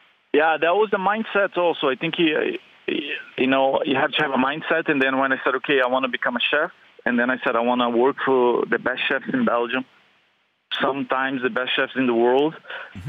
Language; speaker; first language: English; non-native, fluent; Portuguese